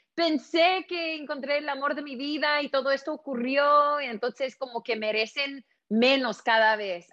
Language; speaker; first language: Spanish; early bilingual, heritage; Spanish